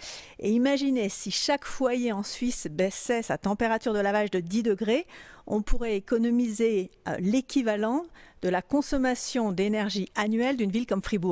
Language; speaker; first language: French; native; French